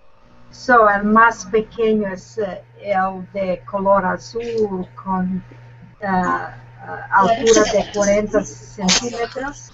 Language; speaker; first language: Spanish; non-native, learner; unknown